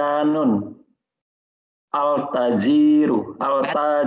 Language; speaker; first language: Arabic; non-native, learner; Indonesian